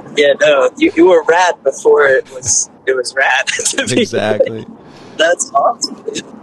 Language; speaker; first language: English; native; English